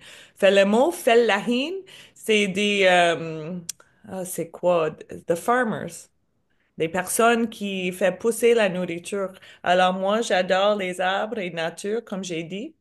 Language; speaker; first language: French; non-native, learner; English